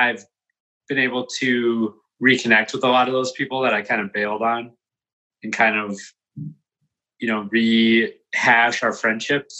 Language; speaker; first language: English; native; English